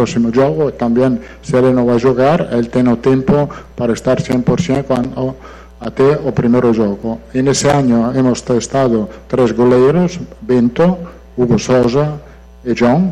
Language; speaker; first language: Portuguese; non-native, fluent; Italian